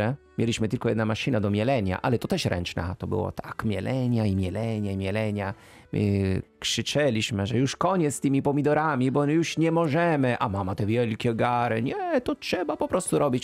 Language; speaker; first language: Polish; non-native, fluent; Italian